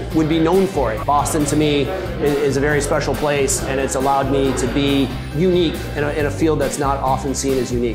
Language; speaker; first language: English; native; English